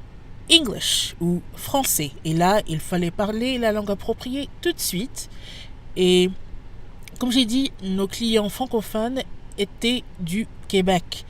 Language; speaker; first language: French; non-native, fluent; English